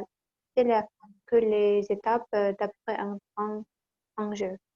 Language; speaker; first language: French; non-native, learner; Kazakh